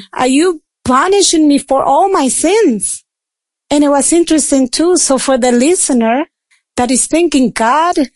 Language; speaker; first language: English; non-native, fluent; Spanish